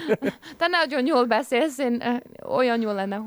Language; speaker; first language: Hungarian; non-native, learner; English